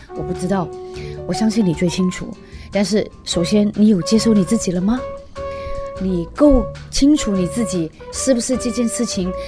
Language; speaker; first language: Chinese; non-native, fluent; Cantonese